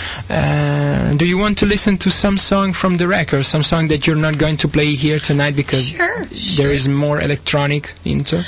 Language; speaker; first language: English; non-native, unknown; Italian